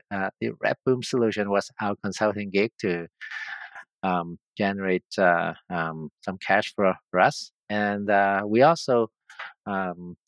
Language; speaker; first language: English; non-native, local second language; Cantonese